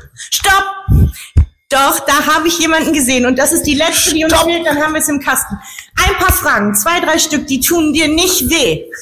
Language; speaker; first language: German; native; German